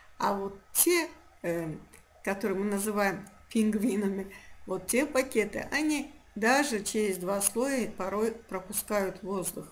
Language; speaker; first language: Russian; non-native, local second language; Azerbaijani